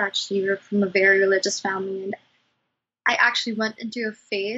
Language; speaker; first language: English; non-native, local second language; Cebuano